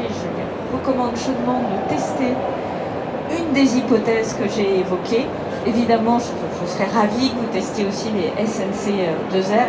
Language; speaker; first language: French; native; French